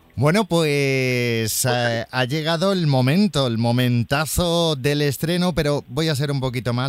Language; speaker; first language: Spanish; native; Spanish